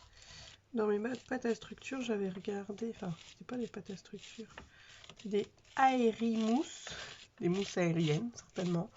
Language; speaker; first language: French; native; French